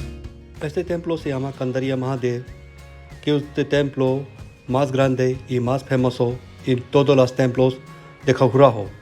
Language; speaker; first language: Spanish; non-native, learner; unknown